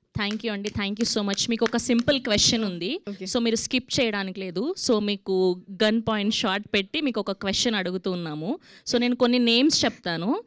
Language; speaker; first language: Telugu; native; Telugu